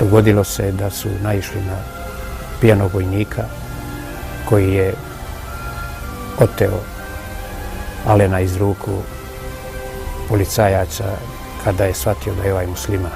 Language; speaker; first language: Bosnian; native; Bosnian